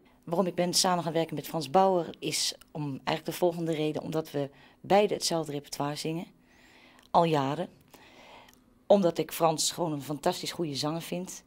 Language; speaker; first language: Dutch; native; Dutch